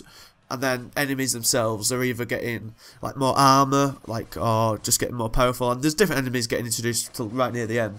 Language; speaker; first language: English; native; English